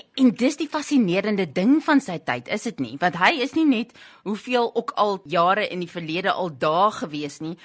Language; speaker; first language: Afrikaans; native; Afrikaans